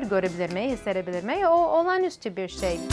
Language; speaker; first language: Turkish; non-native, learner; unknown